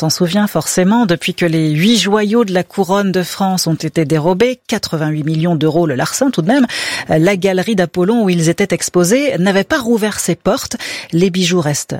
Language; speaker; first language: French; native; French